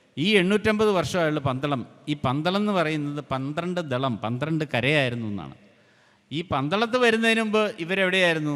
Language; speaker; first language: Malayalam; native; Malayalam